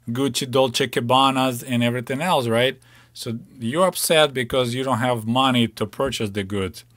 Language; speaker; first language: English; non-native, fluent; Ukrainian